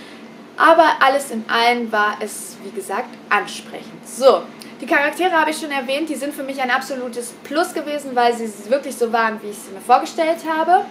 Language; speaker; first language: German; native; German